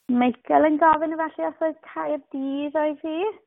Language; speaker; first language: Welsh; native; Welsh